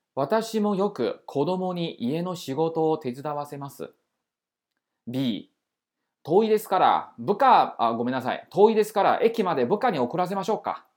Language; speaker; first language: Japanese; non-native, fluent; Chinese